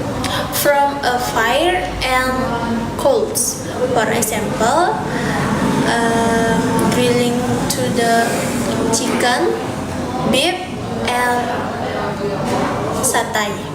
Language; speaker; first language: English; non-native, learner; Indonesian